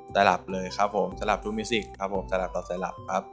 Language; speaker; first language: Thai; native; Thai